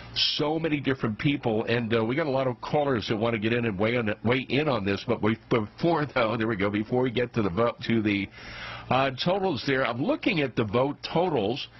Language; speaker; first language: English; native; English